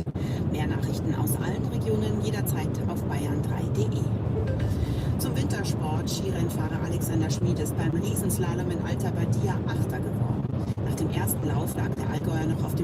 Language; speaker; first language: German; native; German